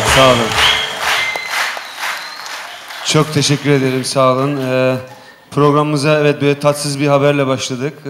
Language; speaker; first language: Turkish; native; Turkish